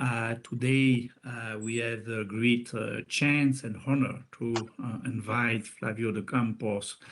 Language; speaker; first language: English; non-native, fluent; French